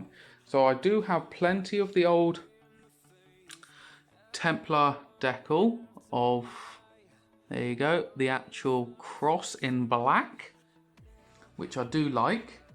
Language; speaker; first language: English; native; English